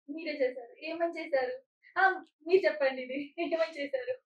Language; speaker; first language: Telugu; native; Telugu